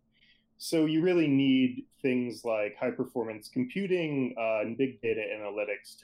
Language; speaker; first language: English; native; English